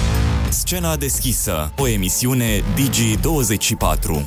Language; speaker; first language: Romanian; native; Romanian